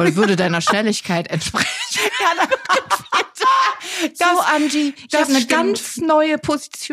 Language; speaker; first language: German; native; German